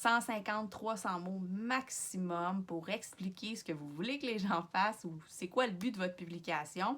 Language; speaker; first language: French; native; French